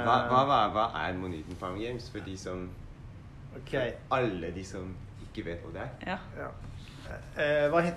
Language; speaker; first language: Norwegian; non-native, fluent; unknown